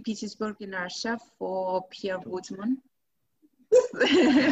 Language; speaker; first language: English; non-native, fluent; Russian